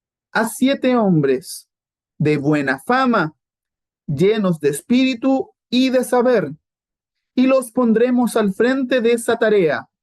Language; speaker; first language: Spanish; native; Spanish